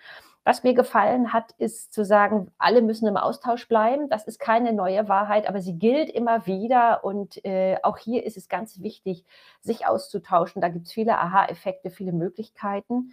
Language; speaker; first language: German; native; German